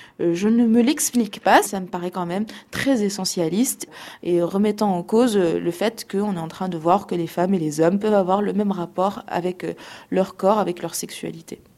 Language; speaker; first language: French; non-native, local second language; Arabic